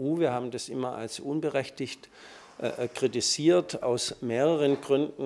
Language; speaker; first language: German; native; German